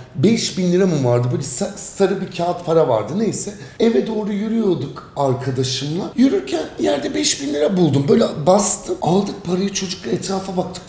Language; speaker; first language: Turkish; native; Turkish